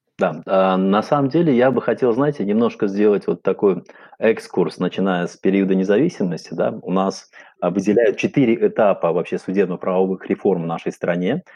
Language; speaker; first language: Russian; non-native, local second language; Uzbek